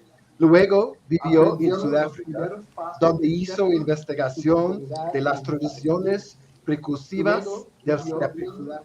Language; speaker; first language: Spanish; non-native, fluent; English